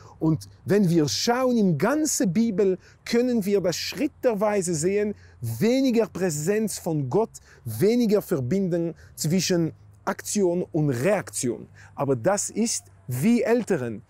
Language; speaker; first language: German; non-native, fluent; Hebrew